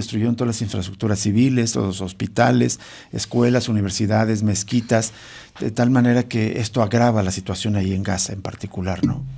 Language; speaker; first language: Spanish; non-native, local second language; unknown